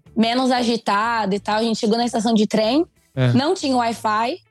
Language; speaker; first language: Portuguese; native; Portuguese